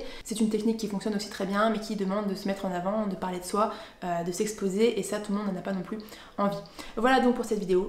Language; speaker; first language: French; native; French